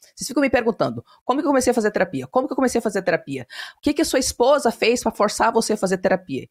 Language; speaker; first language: Portuguese; early bilingual, heritage; Portuguese